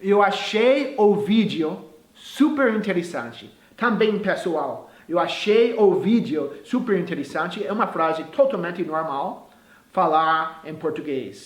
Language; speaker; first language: Portuguese; non-native, fluent; English